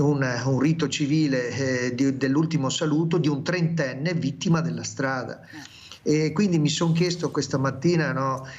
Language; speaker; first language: Italian; native; Italian